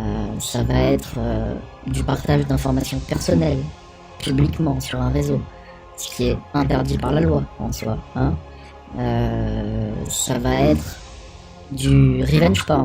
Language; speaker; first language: French; native; French